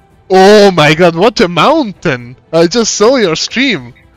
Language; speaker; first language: English; non-native, fluent; Hungarian